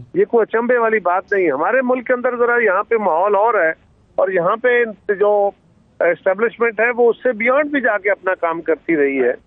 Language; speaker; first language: Urdu; non-native, local second language; Punjabi